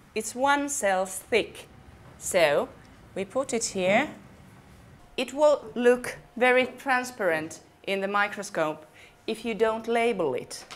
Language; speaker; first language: English; non-native, fluent; Finnish